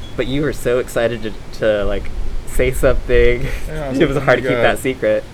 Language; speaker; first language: English; native; English